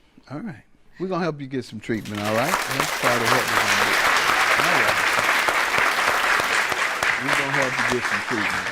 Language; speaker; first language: English; native; English